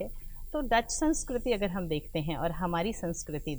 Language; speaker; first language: Hindi; native; Hindi